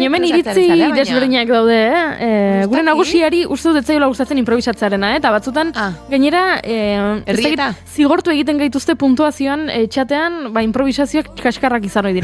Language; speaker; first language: Basque; native; Basque